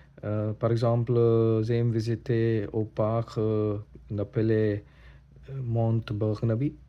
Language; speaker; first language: French; non-native, learner; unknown